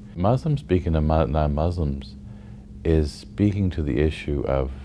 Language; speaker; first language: English; native; English